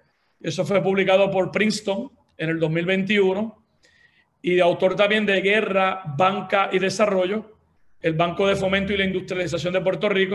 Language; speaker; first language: Spanish; native; Spanish